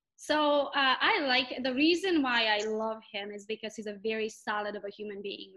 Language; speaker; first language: English; non-native, fluent; Romanian